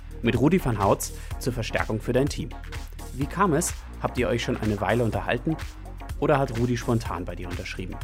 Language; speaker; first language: German; native; German